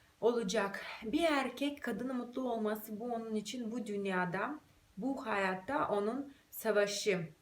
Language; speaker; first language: Turkish; non-native, fluent; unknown